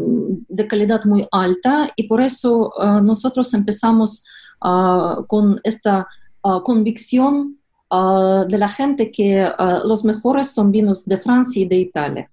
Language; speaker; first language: Spanish; non-native, fluent; Russian